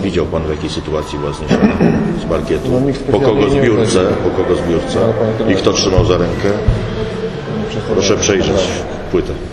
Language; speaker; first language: Polish; native; Polish